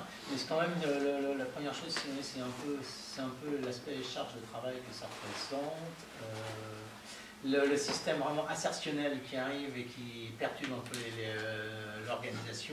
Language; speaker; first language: French; native; French